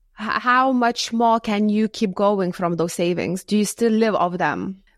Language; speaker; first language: English; non-native, fluent; Lithuanian